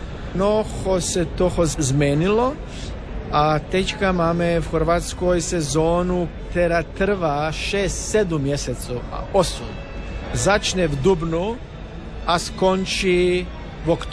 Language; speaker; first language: Slovak; non-native, learner; Croatian